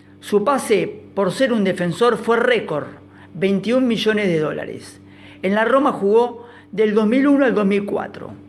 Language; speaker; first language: Spanish; native; Spanish